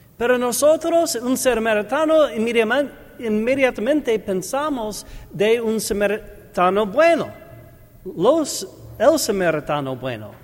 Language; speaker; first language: Spanish; non-native, learner; English